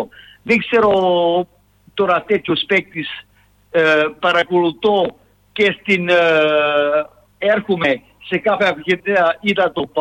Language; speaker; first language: Greek; non-native, fluent; Serbian